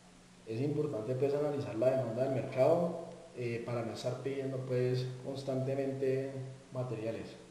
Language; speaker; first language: Spanish; native; Spanish